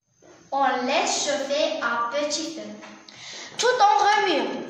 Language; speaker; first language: French; non-native, learner; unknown